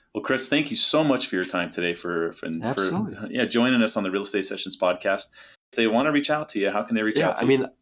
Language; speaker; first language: English; native; English